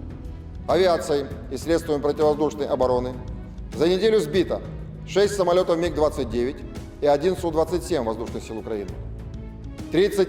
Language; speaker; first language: Russian; native; Russian